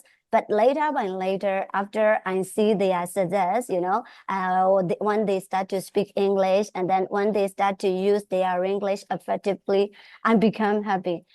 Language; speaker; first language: English; non-native, fluent; Burmese